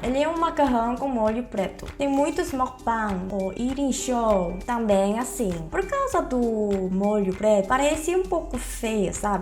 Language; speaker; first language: Portuguese; non-native, fluent; Korean